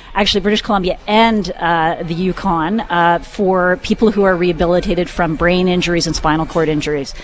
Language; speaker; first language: English; native; English